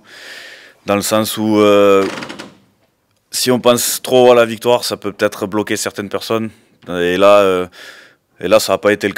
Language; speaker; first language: French; native; French